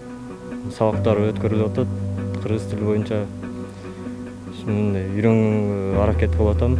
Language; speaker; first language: Kyrgyz; non-native, local second language; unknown